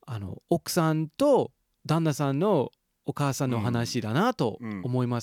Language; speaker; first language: Japanese; non-native, fluent; English